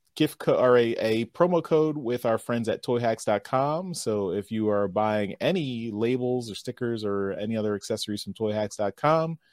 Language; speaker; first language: English; native; English